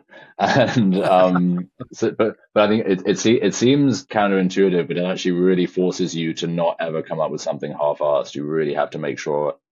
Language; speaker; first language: English; native; English